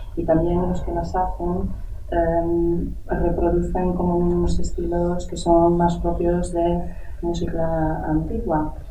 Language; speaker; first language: Spanish; native; Spanish